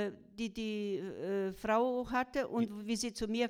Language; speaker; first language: German; non-native, fluent; Croatian